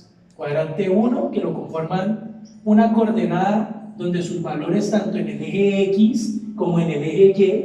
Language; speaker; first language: Spanish; native; Spanish